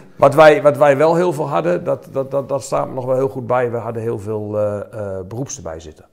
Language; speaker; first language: Dutch; native; Dutch